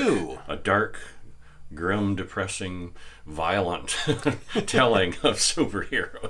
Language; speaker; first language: English; native; English